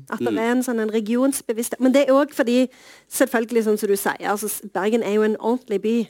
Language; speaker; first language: Norwegian; native; Norwegian